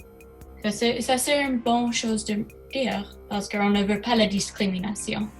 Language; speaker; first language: French; non-native, learner; English